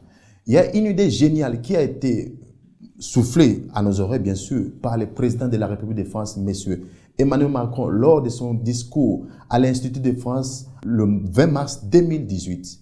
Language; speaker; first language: French; non-native, fluent; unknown